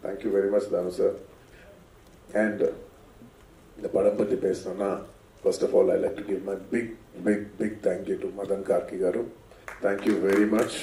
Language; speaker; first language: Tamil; non-native, local second language; Telugu